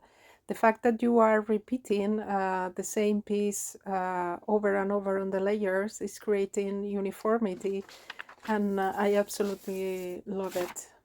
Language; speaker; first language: English; non-native, fluent; Spanish